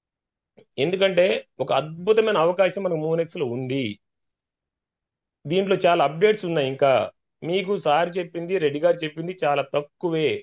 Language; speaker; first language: Telugu; native; Telugu